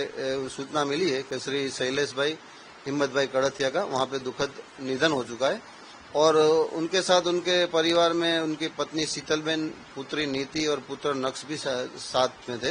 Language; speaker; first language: Hindi; non-native, local second language; Gujarati